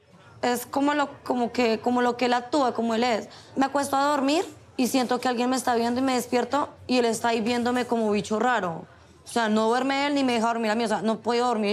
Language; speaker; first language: Spanish; native; Spanish